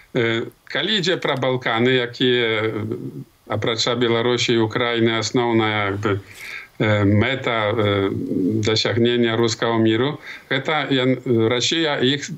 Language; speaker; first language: Polish; non-native, local second language; Belarusian